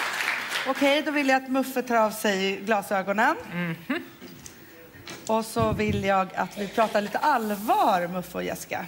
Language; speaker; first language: Swedish; native; Swedish